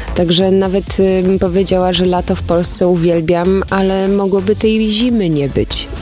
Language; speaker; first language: Polish; native; Polish